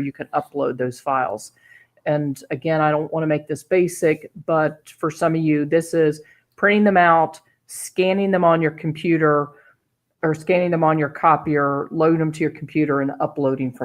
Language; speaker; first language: English; native; English